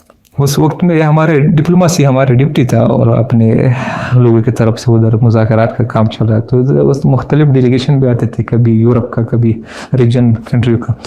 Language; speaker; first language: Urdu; non-native, learner; Pashto